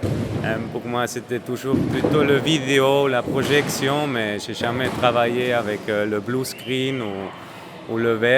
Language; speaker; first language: French; non-native, fluent; Spanish